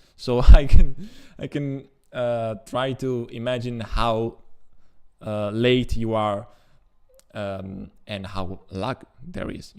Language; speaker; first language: English; non-native, fluent; Italian